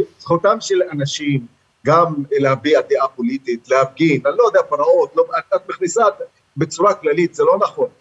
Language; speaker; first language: Hebrew; non-native, local second language; Arabic